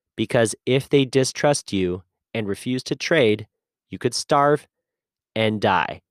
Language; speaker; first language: English; native; English